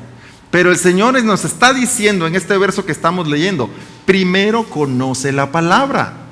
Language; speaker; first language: Spanish; native; Spanish